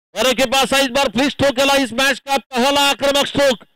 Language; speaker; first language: Hindi; non-native, local second language; Marathi